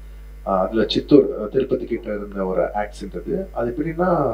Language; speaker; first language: Tamil; non-native, local second language; Telugu